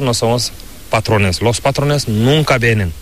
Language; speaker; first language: Spanish; non-native, learner; Fula